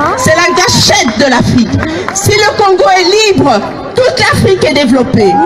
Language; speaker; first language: French; early bilingual, other home language; Lingala